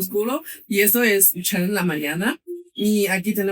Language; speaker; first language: Spanish; non-native, fluent; Chinese